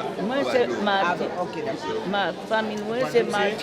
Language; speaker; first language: French; early bilingual, heritage; Spanish